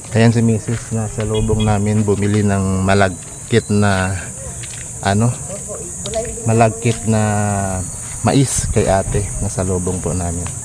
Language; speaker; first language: Filipino; native; Filipino